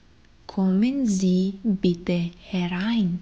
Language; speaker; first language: German; non-native, fluent; Bulgarian